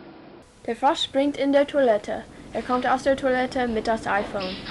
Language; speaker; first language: German; non-native, learner; English